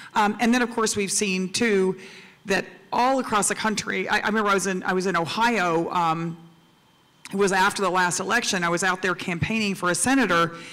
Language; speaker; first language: English; native; English